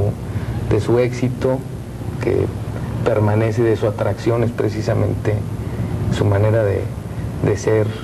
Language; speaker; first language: Spanish; native; Spanish